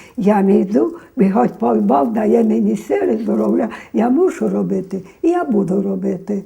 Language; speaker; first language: Ukrainian; native; Ukrainian